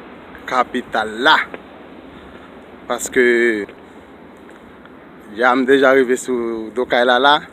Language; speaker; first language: French; non-native, learner; Haitian Creole